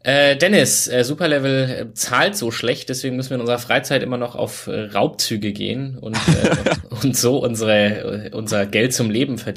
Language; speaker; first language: German; native; German